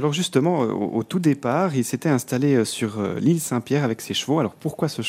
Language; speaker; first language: French; native; French